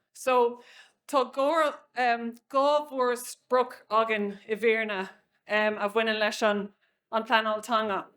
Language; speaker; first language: Irish; non-native, local second language; English